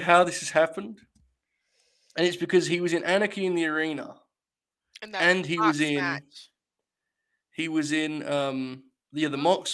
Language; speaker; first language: English; native; English